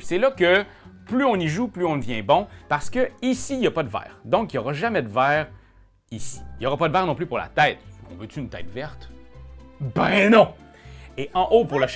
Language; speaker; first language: French; native; French